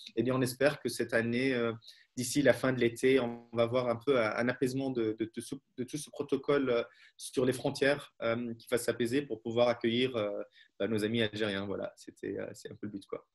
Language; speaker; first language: French; non-native, local second language; Arabic